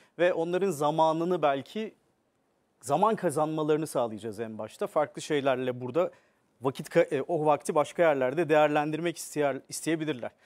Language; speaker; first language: Turkish; native; Turkish